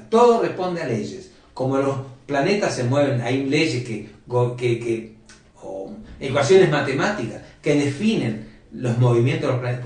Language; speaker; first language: Spanish; native; Spanish